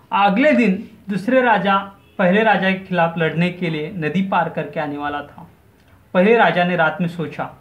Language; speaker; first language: Hindi; non-native, local second language; Marathi